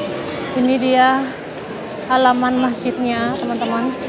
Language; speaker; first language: Indonesian; native; Indonesian